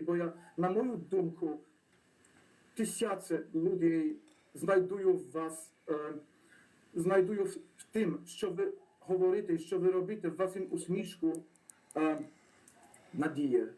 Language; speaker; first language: Ukrainian; non-native, learner; Polish